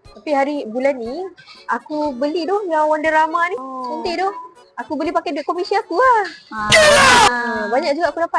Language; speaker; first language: Malay; native; Malay